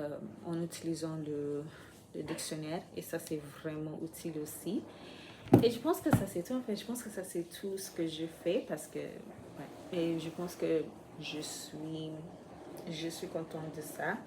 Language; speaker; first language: French; non-native, fluent; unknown